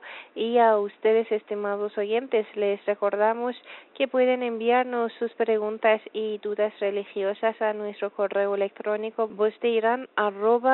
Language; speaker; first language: Spanish; non-native, fluent; Persian